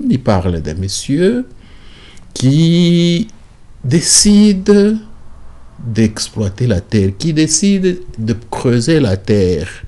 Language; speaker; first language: French; non-native, local second language; Lingala